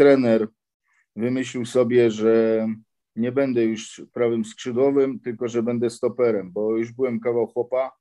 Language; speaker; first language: Polish; early bilingual, heritage; Polish